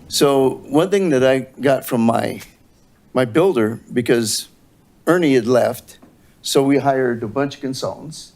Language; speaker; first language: English; native; English